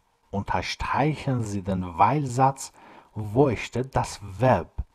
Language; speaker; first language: German; non-native, fluent; Persian